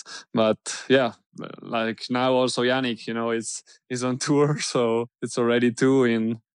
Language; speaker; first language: English; non-native, fluent; German